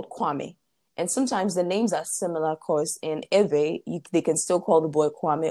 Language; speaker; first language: English; non-native, local second language; Ewe